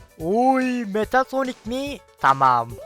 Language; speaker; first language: Turkish; native; Turkish